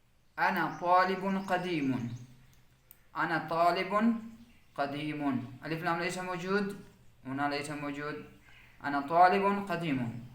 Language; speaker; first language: Arabic; non-native, fluent; Urdu